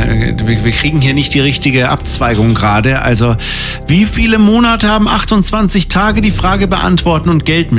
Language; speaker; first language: German; native; German